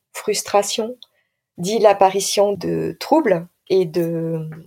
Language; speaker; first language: French; native; French